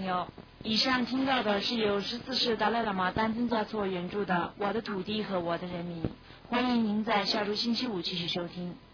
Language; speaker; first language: Chinese; native; Chinese